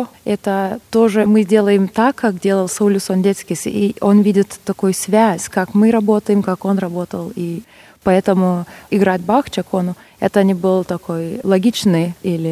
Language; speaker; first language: Russian; non-native, fluent; Lithuanian